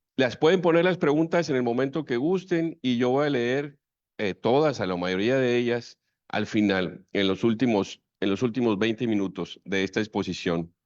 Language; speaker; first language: Spanish; native; Spanish